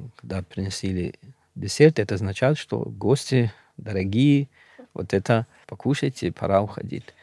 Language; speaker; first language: Russian; non-native, local second language; Shughni